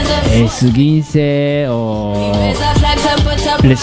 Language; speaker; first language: Spanish; non-native, learner; Japanese